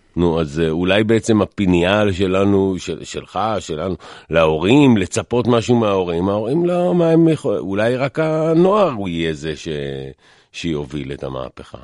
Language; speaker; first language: Hebrew; native; Hebrew